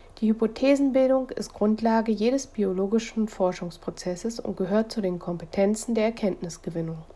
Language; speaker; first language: German; native; German